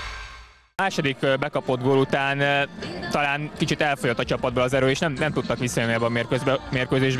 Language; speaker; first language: Hungarian; native; Hungarian